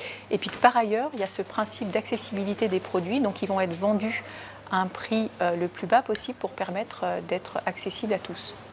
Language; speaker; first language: French; native; French